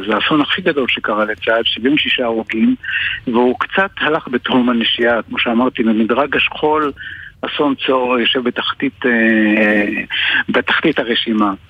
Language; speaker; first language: Hebrew; native; Hebrew